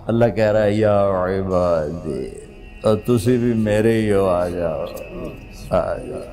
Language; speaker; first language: Urdu; non-native, local second language; Punjabi